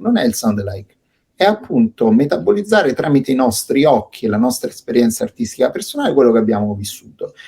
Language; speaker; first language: Italian; native; Italian